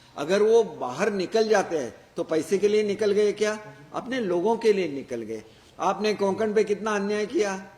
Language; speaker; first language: Hindi; non-native, local second language; Marathi